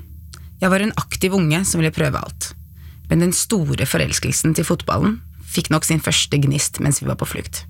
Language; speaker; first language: Norwegian; early bilingual, other home language; Arabic